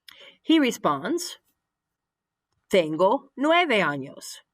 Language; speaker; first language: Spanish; non-native, fluent; English